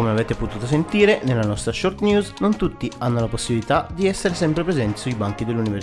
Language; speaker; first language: Italian; native; Italian